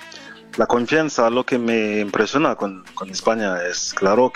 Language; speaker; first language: Spanish; non-native, fluent; French